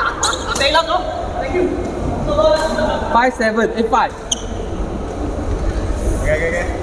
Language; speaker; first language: Chinese; early bilingual, heritage; Chinese